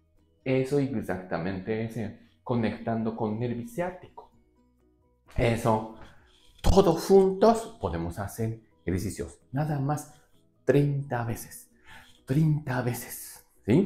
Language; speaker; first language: Spanish; non-native, learner; Japanese